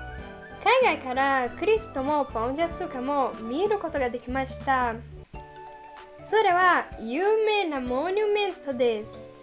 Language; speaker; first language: Japanese; non-native, learner; Portuguese